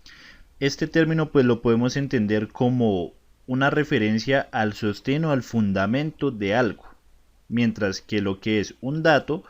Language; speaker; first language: Spanish; native; Spanish